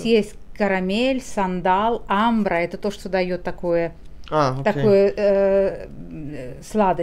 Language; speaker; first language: Russian; native; Russian